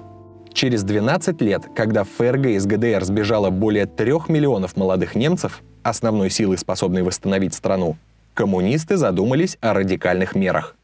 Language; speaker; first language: Russian; native; Russian